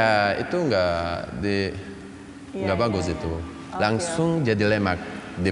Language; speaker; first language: Indonesian; non-native, learner; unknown